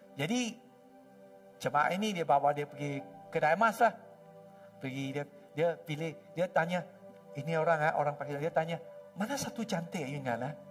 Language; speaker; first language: Malay; non-native, local second language; Chinese